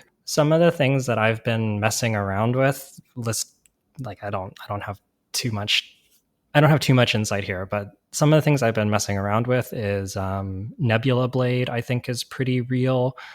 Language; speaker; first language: English; native; English